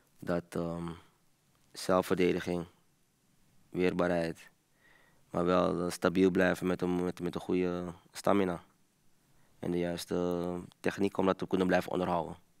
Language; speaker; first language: Dutch; early bilingual, other home language; Papiamento